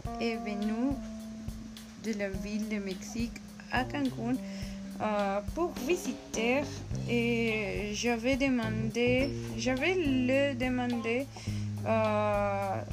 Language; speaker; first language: French; non-native, learner; Spanish